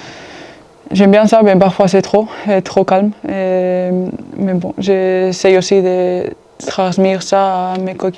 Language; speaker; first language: French; non-native, fluent; Spanish